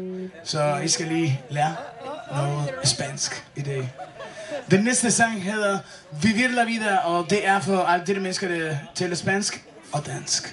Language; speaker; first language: Danish; non-native, learner; Spanish